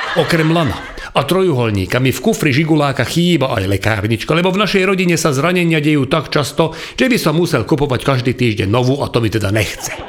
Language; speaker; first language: Slovak; non-native, local second language; Hungarian